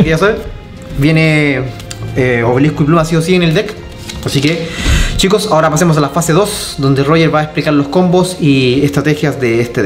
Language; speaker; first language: Spanish; native; Spanish